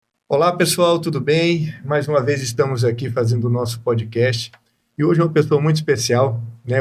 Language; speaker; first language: Portuguese; native; Portuguese